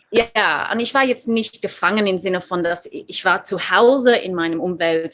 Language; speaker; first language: German; non-native, fluent; English